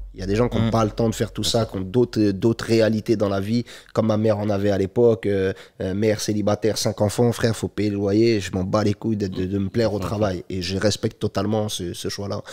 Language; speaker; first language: French; native; French